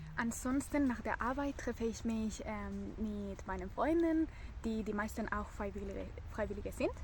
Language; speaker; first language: German; non-native, fluent; Spanish